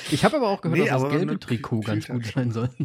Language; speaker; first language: German; native; German